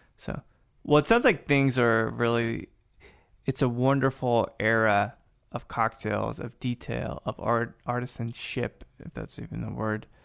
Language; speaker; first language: English; native; English